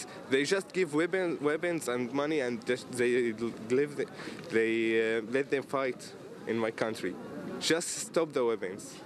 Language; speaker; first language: English; non-native, fluent; Arabic